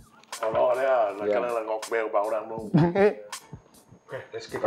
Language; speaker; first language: Vietnamese; early bilingual, heritage; English